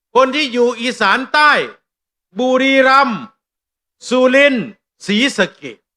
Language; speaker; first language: Thai; non-native, local second language; Northeastern Thai